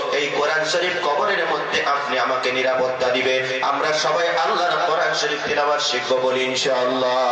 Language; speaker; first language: Bangla; non-native, local second language; Assamese